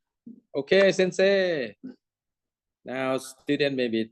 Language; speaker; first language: English; non-native, learner; Thai